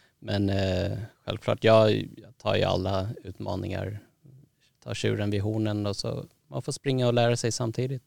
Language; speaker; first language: Swedish; native; Swedish